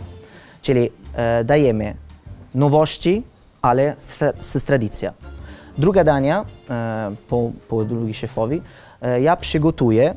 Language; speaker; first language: Polish; non-native, learner; Italian